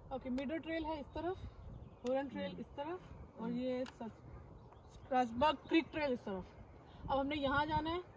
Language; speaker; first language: Hindi; native; Hindi